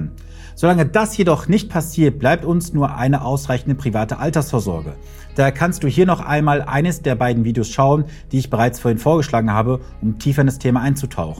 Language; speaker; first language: German; native; German